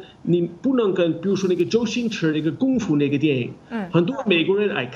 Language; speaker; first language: Chinese; non-native, fluent; English